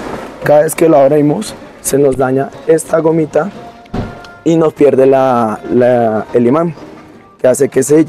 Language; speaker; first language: Spanish; native; Spanish